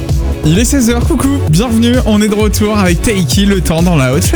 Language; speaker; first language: French; native; French